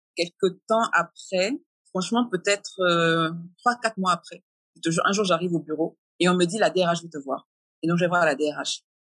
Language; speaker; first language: French; native; French